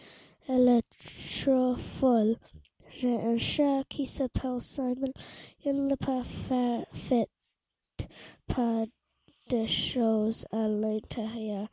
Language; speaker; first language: French; non-native, learner; English